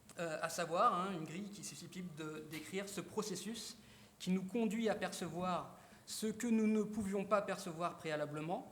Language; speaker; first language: French; native; French